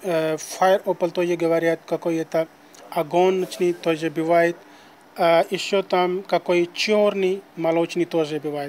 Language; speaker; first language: Russian; non-native, learner; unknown